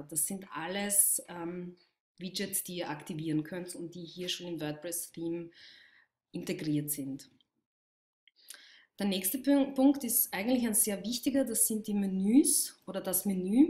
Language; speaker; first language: German; native; German